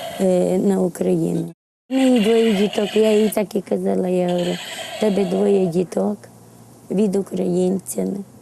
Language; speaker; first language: Ukrainian; native; Ukrainian